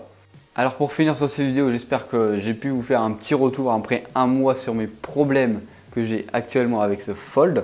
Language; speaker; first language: French; native; French